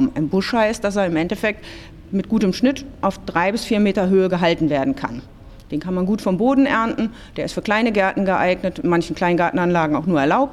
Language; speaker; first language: German; native; German